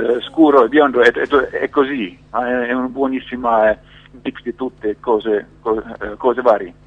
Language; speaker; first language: Italian; non-native, learner; Finnish